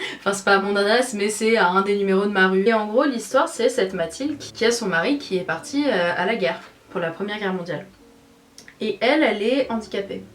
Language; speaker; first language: French; native; French